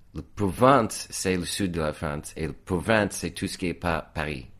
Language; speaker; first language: French; non-native, fluent; English